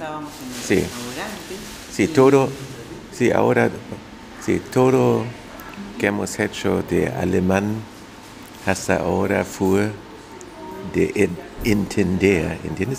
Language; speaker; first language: Spanish; non-native, fluent; German